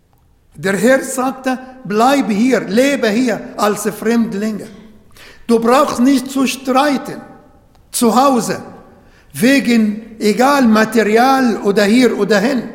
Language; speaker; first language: German; non-native, learner; Arabic